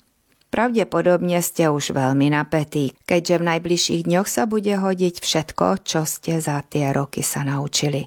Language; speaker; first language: Slovak; early bilingual, heritage; Slovak